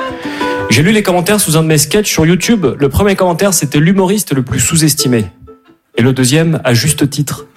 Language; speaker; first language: French; native; French